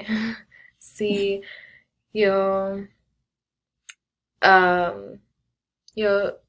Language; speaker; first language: Spanish; non-native, learner; English